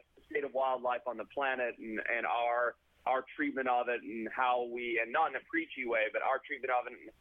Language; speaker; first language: English; native; English